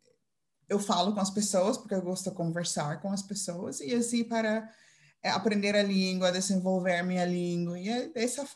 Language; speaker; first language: Portuguese; non-native, fluent; Dutch